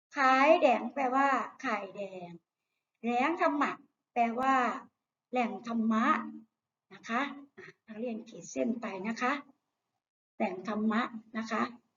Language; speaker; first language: Thai; native; Thai